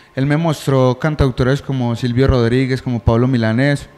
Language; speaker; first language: Spanish; native; Spanish